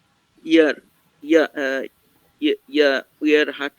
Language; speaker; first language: German; non-native, learner; Bangla